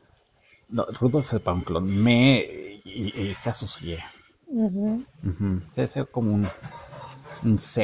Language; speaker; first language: French; non-native, learner; Spanish